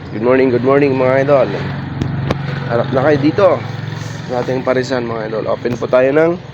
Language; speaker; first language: Filipino; non-native, local second language; Iloko